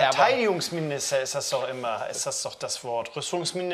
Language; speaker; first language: German; native; German